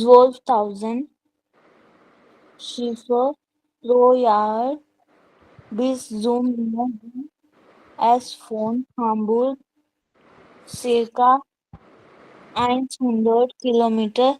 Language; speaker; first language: German; non-native, learner; Hindi